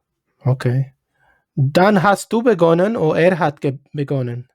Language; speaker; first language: German; non-native, learner; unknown